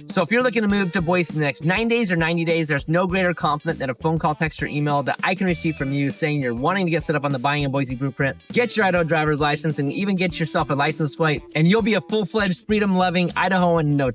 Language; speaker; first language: English; native; English